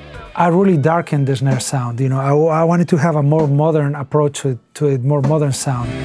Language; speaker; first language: English; non-native, fluent; Spanish